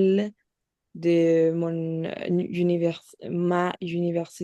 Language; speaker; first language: French; non-native, learner; Spanish